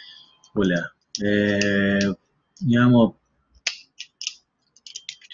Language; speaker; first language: Spanish; non-native, learner; Portuguese